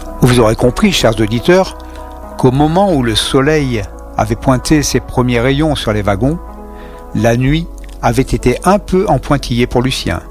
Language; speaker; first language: French; native; French